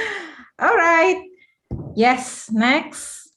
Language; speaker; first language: English; non-native, fluent; Indonesian